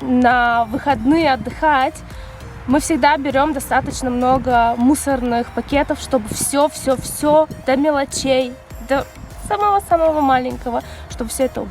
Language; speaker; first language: Russian; early bilingual, heritage; Russian